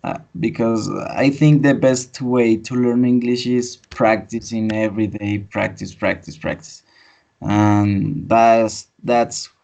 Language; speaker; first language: English; non-native, fluent; Spanish